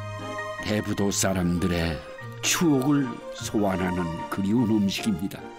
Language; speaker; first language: Korean; native; Korean